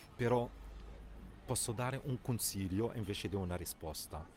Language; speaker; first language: Italian; non-native, fluent; Arabic